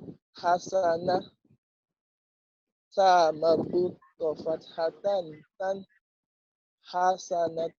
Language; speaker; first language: Arabic; non-native, learner; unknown